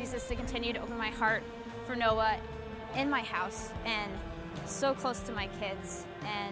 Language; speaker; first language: English; native; English